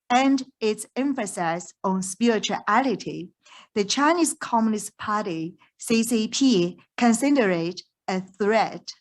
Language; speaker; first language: English; non-native, fluent; Chinese